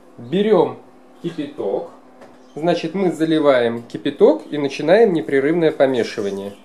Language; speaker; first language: Russian; non-native, local second language; Kara-Kalpak